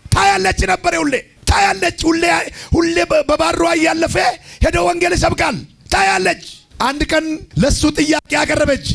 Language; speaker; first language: Amharic; non-native, local second language; Oromo